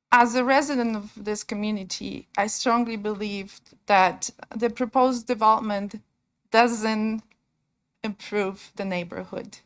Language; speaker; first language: English; non-native, fluent; Polish